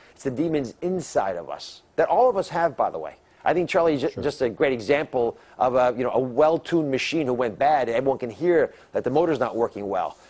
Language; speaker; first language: English; native; English